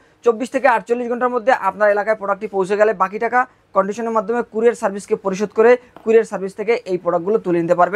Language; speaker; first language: Bangla; native; Bangla